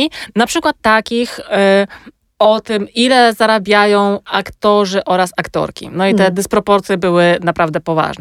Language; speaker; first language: Polish; native; Polish